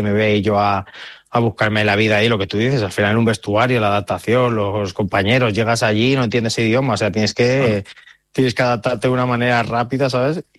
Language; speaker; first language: Spanish; native; Spanish